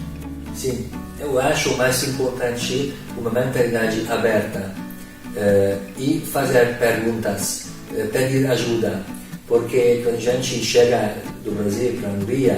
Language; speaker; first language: Portuguese; non-native, learner; Hungarian